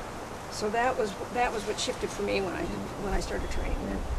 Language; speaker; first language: English; native; English